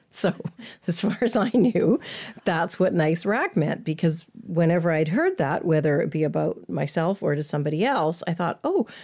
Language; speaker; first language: English; native; English